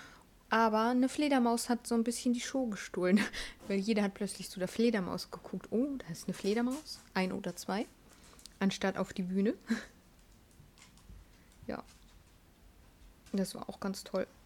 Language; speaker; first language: German; native; German